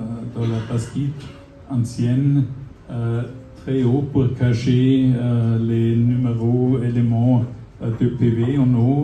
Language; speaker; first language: French; non-native, fluent; German